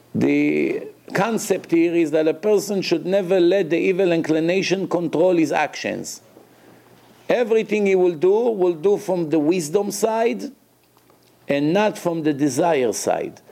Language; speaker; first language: English; non-native, fluent; Hebrew